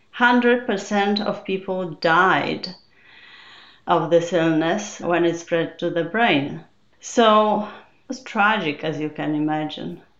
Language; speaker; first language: English; non-native, fluent; Polish